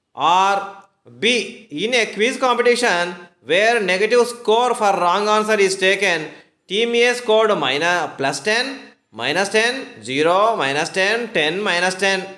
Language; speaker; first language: English; non-native, local second language; Telugu